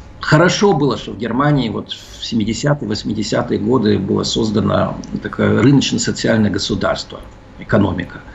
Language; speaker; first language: Russian; early bilingual, heritage; Russian